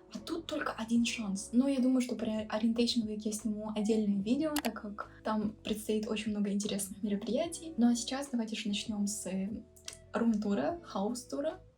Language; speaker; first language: Russian; early bilingual, heritage; Russian